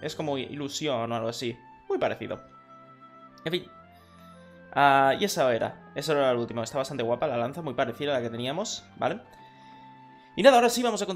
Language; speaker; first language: Spanish; native; Spanish